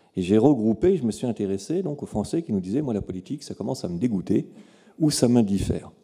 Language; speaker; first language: French; native; French